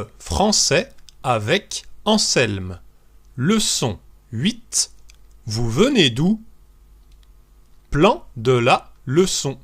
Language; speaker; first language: French; native; French